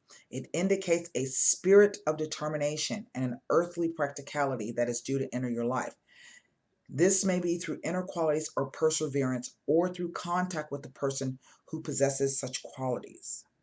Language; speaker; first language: English; native; English